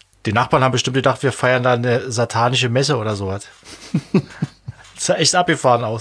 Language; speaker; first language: German; native; German